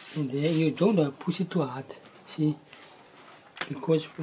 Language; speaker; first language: English; non-native, local second language; Afrikaans